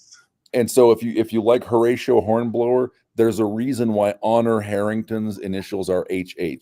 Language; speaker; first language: English; native; English